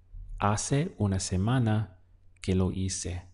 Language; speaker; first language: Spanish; non-native, fluent; English